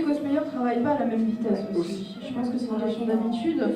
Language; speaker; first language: French; native; French